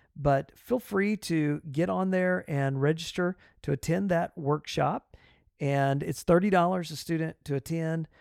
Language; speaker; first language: English; native; English